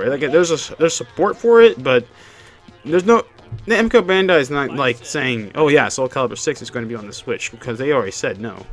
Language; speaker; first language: English; native; English